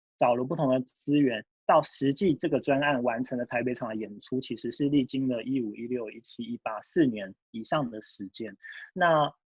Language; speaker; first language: Chinese; early bilingual, heritage; Japanese